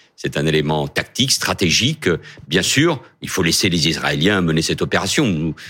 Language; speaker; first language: French; early bilingual, other home language; Catalan